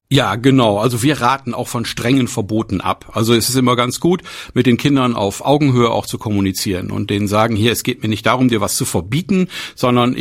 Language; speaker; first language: German; native; German